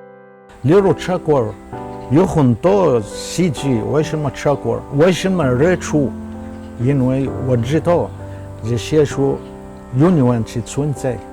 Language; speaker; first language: Chinese; non-native, fluent; Arabic